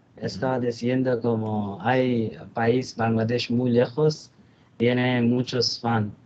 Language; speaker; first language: Spanish; non-native, learner; Bangla